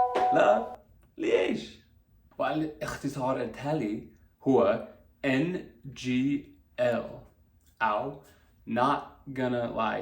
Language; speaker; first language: Arabic; non-native, fluent; English